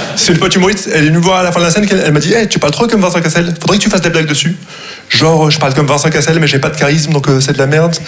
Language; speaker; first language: French; non-native, local second language; Arabic